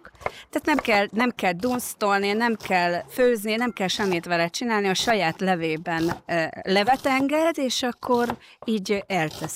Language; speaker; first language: Hungarian; native; Hungarian